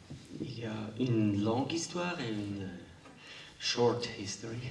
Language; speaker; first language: French; non-native, local second language; German